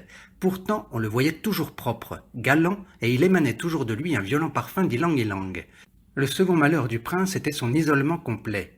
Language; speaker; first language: French; native; French